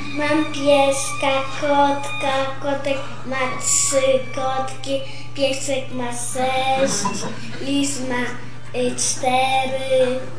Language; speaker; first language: Polish; non-native, local second language; Romany